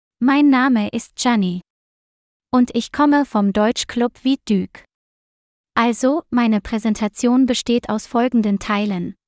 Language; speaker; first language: German; non-native, learner; Vietnamese